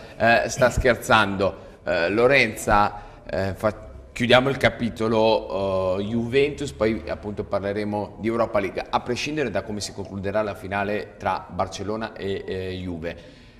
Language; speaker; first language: Italian; native; Italian